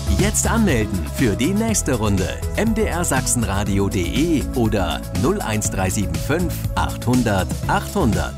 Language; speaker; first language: German; native; German